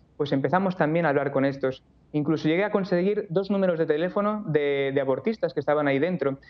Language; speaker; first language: Spanish; native; Spanish